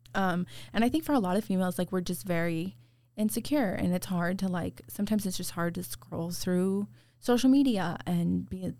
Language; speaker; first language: English; native; English